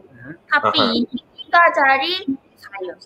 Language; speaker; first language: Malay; non-native, learner; Korean